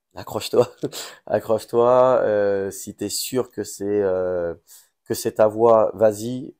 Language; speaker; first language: French; native; French